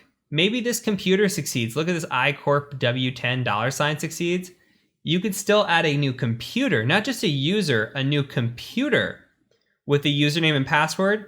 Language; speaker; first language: English; native; English